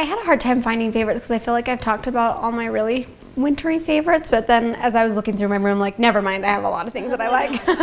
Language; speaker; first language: English; native; English